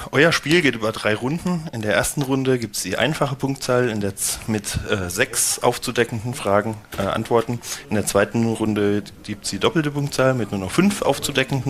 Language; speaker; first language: German; native; German